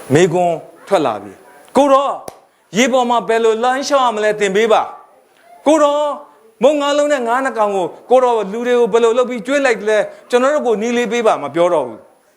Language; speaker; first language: Burmese; non-native, local second language; Kachin